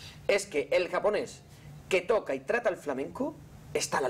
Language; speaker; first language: Spanish; native; Spanish